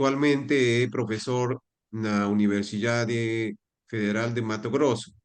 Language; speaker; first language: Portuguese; non-native, learner; Spanish